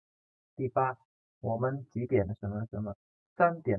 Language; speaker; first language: Chinese; non-native, fluent; Indonesian